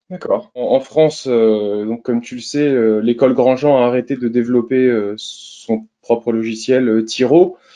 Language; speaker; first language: French; native; French